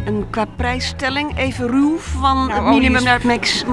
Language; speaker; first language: Dutch; native; Dutch